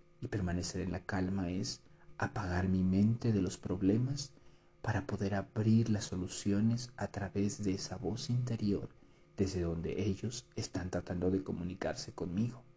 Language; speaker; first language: Spanish; native; Spanish